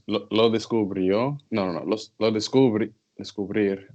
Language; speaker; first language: Spanish; non-native, learner; English